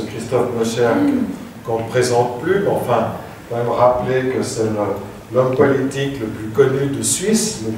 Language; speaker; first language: French; native; French